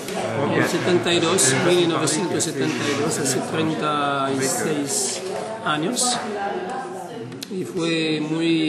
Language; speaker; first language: Spanish; non-native, learner; French